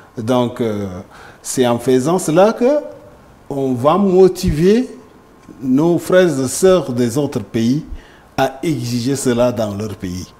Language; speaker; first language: French; non-native, local second language; Kinyarwanda